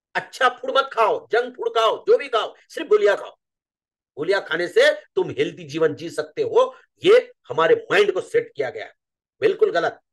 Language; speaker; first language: Hindi; non-native, local second language; Marathi